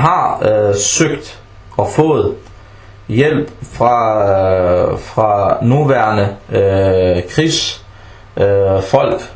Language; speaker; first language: Danish; early bilingual, other home language; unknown